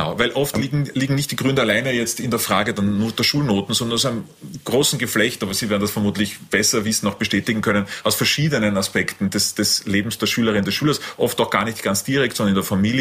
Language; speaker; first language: German; native; German